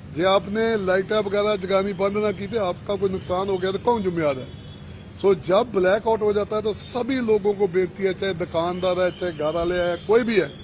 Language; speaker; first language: Hindi; non-native, local second language; Punjabi